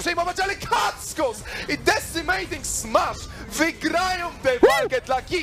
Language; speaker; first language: Polish; native; Polish